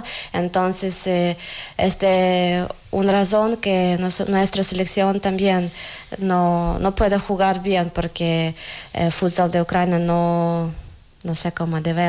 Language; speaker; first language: Spanish; non-native, learner; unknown